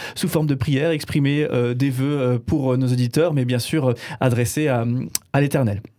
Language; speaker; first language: French; non-native, fluent; English